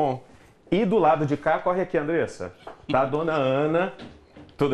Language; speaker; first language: Portuguese; native; Portuguese